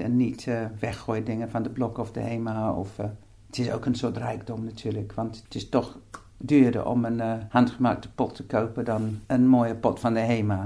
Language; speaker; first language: Dutch; non-native, fluent; English